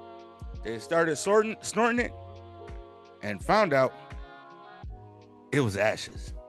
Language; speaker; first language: English; native; English